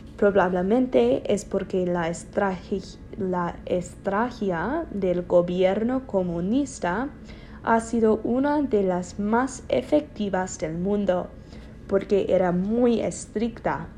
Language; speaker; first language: Spanish; non-native, learner; English